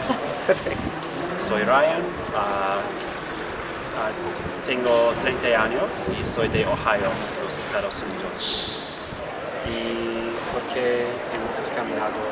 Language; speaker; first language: Spanish; non-native, fluent; English